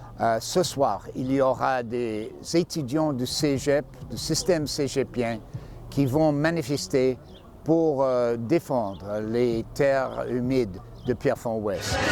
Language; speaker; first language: French; non-native, fluent; English